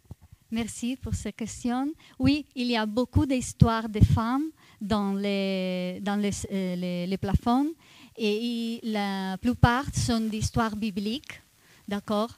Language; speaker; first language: French; non-native, fluent; Italian